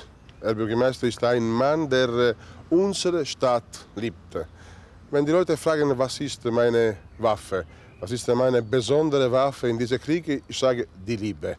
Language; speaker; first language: German; non-native, learner; Italian